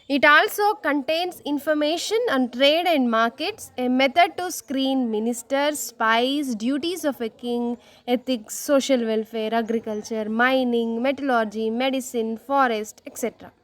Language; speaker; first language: English; non-native, local second language; Telugu